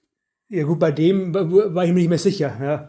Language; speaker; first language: German; native; German